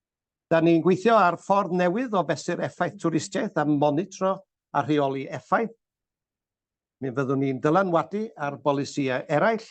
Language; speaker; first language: Welsh; native; Welsh